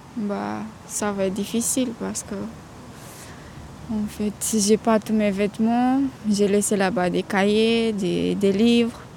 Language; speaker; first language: French; non-native, learner; Romanian